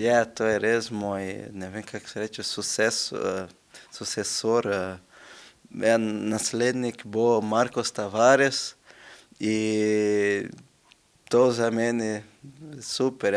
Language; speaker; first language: Slovenian; non-native, learner; Portuguese